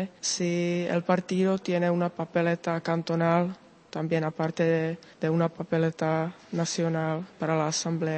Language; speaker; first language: Spanish; non-native, fluent; Czech